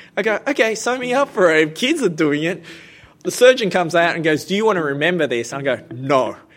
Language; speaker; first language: English; native; English